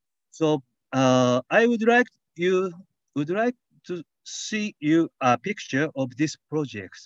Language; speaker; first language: English; non-native, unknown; Japanese